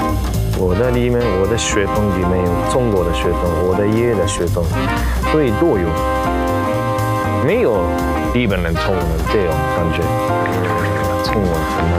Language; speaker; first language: Chinese; non-native, learner; Japanese